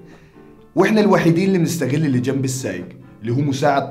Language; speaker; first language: Arabic; native; Arabic